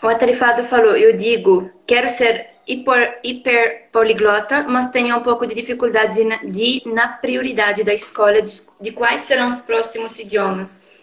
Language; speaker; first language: Portuguese; non-native, fluent; Arabic